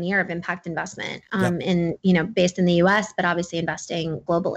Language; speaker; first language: English; non-native, local second language; Urdu